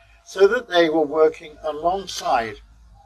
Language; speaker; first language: English; native; English